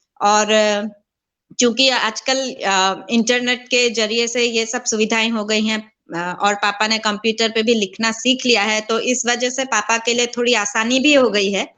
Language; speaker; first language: Hindi; native; Hindi